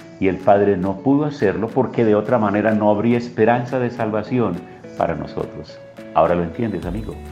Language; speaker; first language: Spanish; native; Spanish